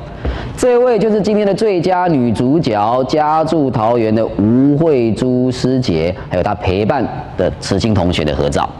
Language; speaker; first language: Chinese; native; Chinese